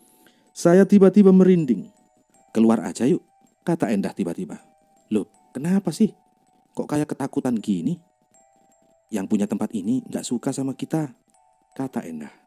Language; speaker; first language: Indonesian; native; Indonesian